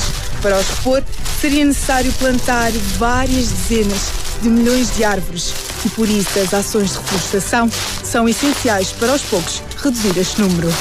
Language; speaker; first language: Portuguese; native; Portuguese